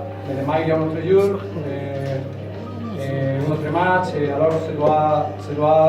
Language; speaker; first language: French; non-native, fluent; Spanish